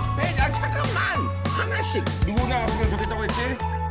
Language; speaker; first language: Korean; non-native, fluent; English